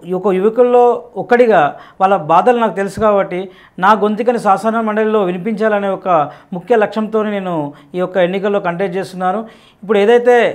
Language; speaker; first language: Telugu; native; Telugu